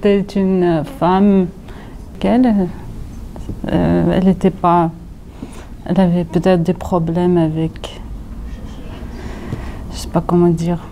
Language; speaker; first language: French; non-native, fluent; Russian